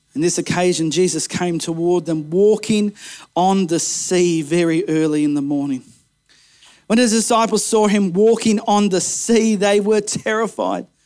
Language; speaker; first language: English; native; English